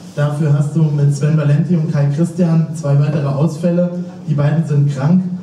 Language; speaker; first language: German; native; German